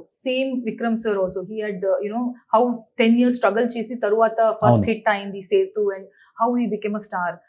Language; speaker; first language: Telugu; non-native, local second language; Tulu